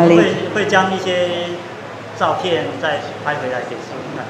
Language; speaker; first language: Chinese; native; Chinese